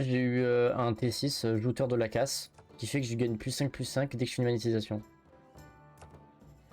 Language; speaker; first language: French; native; French